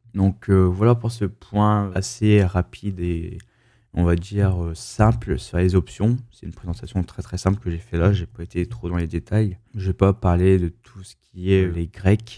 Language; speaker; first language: French; native; French